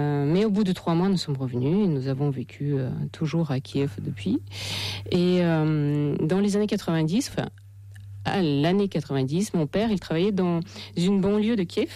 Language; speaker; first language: French; non-native, fluent; Russian